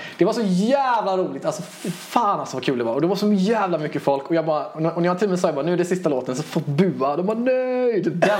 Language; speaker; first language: Swedish; early bilingual, other home language; Persian